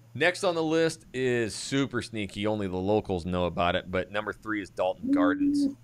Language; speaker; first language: English; native; English